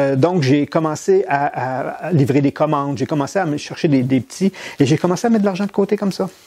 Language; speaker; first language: French; native; French